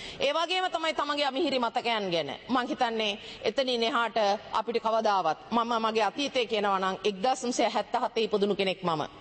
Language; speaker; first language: Sinhala; non-native, local second language; Tamil